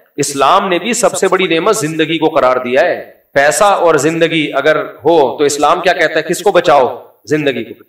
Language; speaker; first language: Urdu; native; Urdu